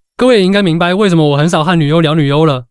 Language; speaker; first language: Chinese; native; Chinese